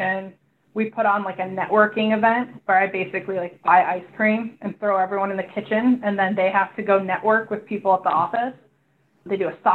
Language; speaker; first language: English; native; English